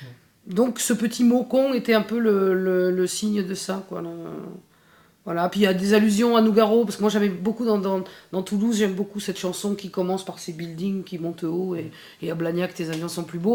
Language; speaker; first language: French; native; French